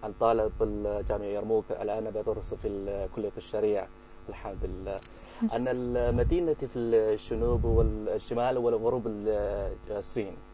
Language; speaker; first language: Arabic; non-native, learner; Chinese